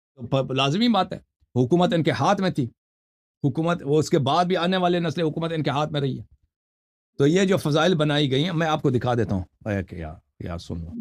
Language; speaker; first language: Urdu; non-native, fluent; Persian